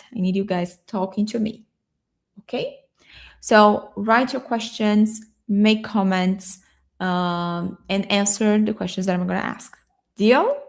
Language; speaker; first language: English; non-native, fluent; Portuguese